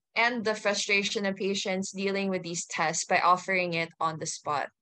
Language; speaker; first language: English; native; English